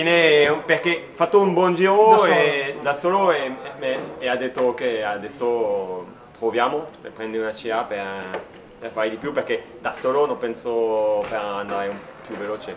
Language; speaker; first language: Italian; non-native, learner; French